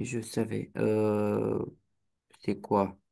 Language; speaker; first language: French; non-native, learner; Romanian